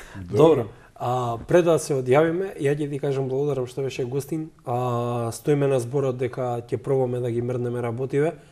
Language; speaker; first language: Macedonian; native; Macedonian